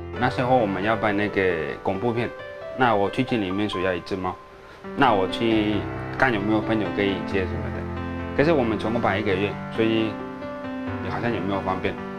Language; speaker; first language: Chinese; non-native, fluent; Spanish